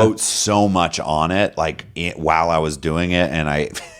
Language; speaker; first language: English; native; English